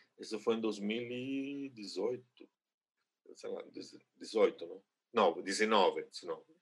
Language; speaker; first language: Portuguese; non-native, fluent; Spanish